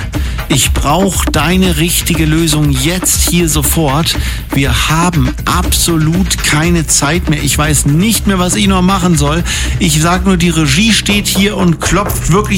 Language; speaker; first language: German; native; German